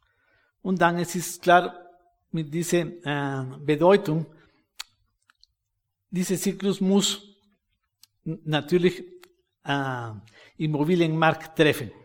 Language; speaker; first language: German; non-native, fluent; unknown